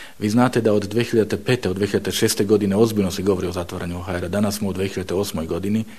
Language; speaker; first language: Bosnian; non-native, fluent; Slovak